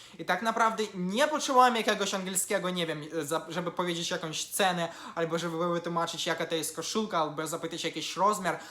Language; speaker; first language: Polish; non-native, fluent; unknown